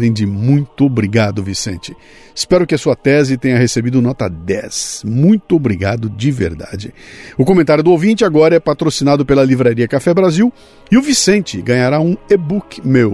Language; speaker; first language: Portuguese; native; Portuguese